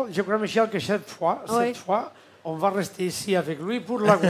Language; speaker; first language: French; non-native, learner; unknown